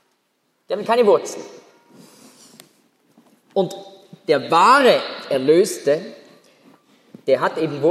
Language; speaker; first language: German; native; German